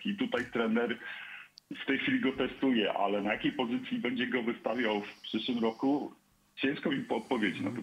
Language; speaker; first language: Polish; native; Polish